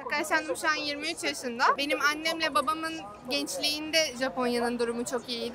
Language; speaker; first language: Turkish; native; Turkish